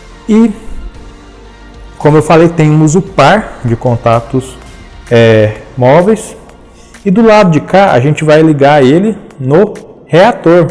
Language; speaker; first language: Portuguese; native; Portuguese